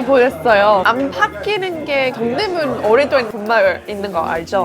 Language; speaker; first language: Korean; non-native, fluent; English